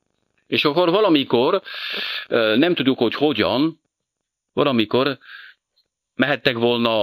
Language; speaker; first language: Hungarian; non-native, fluent; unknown